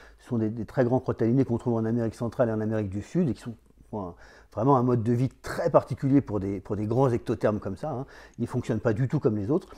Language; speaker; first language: French; native; French